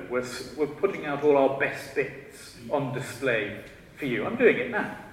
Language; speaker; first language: English; native; English